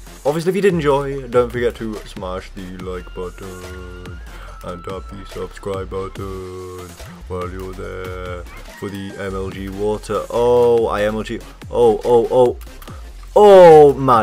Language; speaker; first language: English; native; English